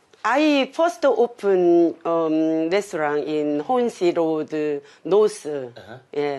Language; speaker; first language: English; non-native, learner; Korean